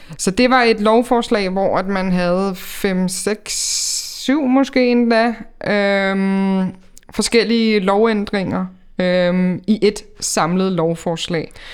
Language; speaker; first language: Danish; native; Danish